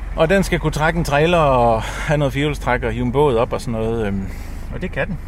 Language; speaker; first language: Danish; native; Danish